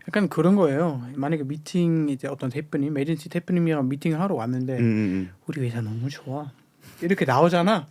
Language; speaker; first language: Korean; non-native, fluent; German